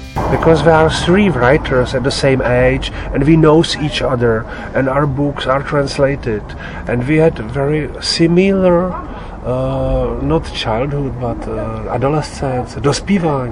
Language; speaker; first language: English; non-native, fluent; Czech